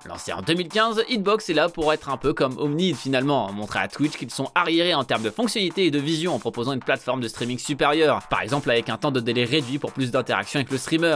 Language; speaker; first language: French; native; French